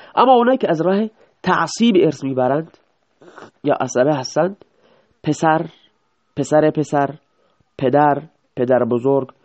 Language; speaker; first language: Persian; native; Persian